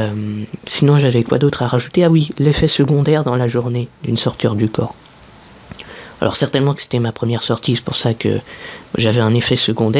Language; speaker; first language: French; native; French